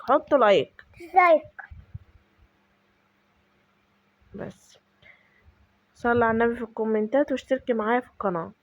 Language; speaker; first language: Arabic; native; Arabic